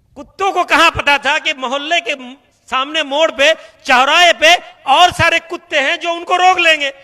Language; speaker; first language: Hindi; non-native, local second language; Bangla